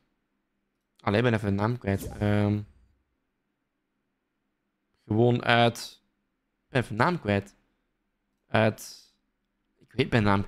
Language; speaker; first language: Dutch; native; Dutch